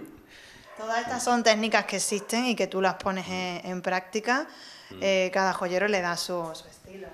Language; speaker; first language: Spanish; native; Spanish